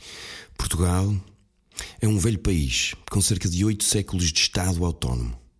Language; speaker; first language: Portuguese; native; Portuguese